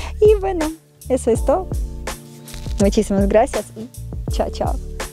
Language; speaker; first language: Spanish; non-native, fluent; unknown